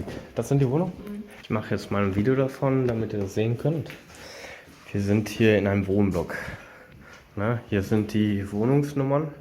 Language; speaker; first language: German; native; German